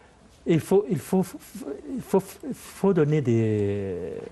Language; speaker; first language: French; non-native, fluent; Arabic